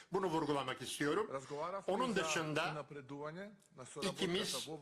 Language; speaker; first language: Turkish; non-native, learner; Macedonian